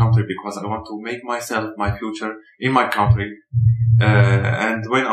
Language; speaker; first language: English; non-native, learner; Arabic